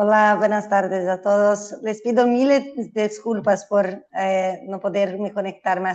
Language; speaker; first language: Spanish; non-native, fluent; Portuguese